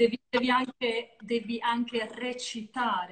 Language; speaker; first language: Italian; non-native, learner; English